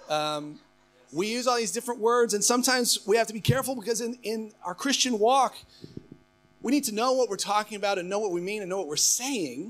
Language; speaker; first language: English; native; English